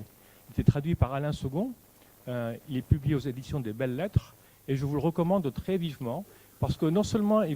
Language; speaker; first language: French; native; French